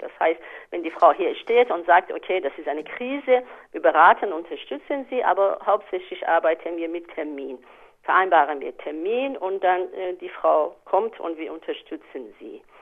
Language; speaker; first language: German; non-native, fluent; Persian